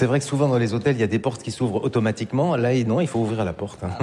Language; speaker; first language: French; native; French